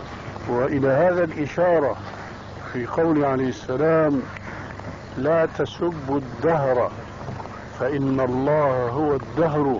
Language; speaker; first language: Arabic; early bilingual, other home language; Albanian